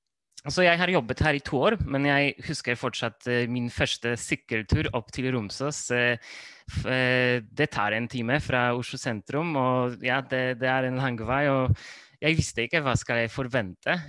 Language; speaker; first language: Norwegian; non-native, fluent; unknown